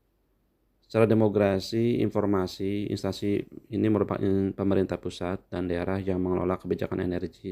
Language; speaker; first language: Indonesian; native; Indonesian